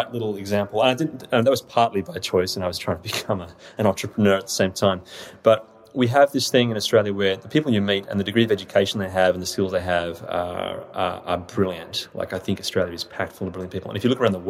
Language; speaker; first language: English; native; English